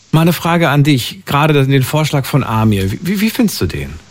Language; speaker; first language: German; native; German